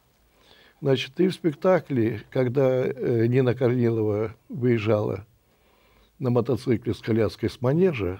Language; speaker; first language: Russian; native; Russian